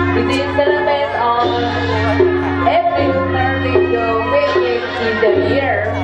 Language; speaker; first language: English; non-native, learner; Thai